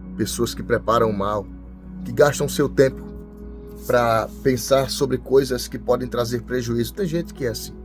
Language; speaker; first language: Portuguese; native; Portuguese